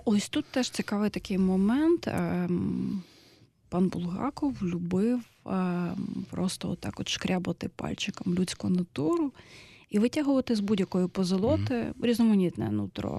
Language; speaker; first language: Ukrainian; native; Ukrainian